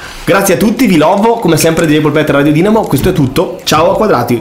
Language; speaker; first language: Italian; native; Italian